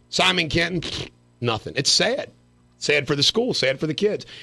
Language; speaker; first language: English; native; English